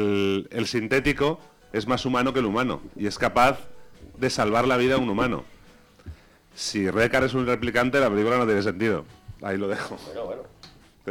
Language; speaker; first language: Spanish; native; Spanish